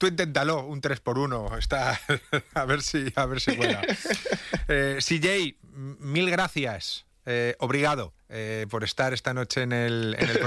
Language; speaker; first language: Spanish; native; Spanish